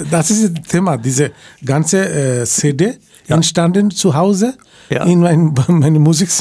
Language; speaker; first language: German; non-native, learner; Bangla